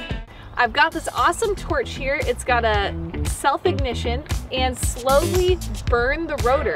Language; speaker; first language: English; native; English